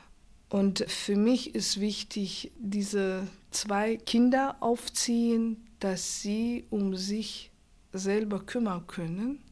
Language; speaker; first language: German; non-native, fluent; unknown